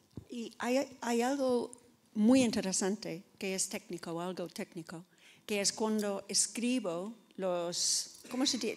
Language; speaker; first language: Spanish; non-native, fluent; English